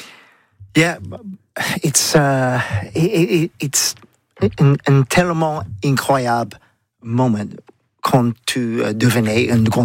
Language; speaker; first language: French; non-native, learner; English